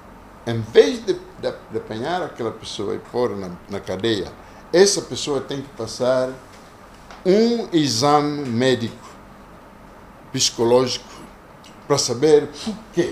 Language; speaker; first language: Portuguese; non-native, local second language; Kongo